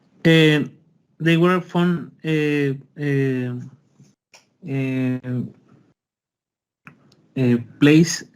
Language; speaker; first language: English; non-native, learner; Spanish